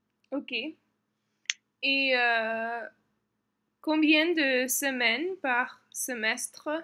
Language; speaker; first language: French; non-native, learner; English